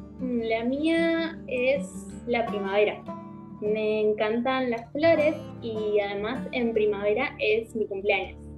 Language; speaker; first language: Spanish; native; Spanish